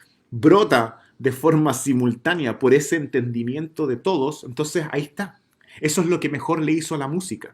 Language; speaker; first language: Spanish; native; Spanish